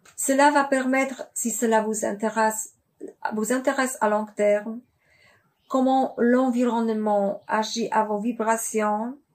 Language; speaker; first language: French; non-native, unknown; Polish